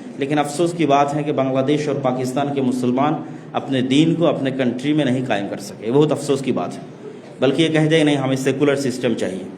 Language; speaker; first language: Urdu; non-native, fluent; Bangla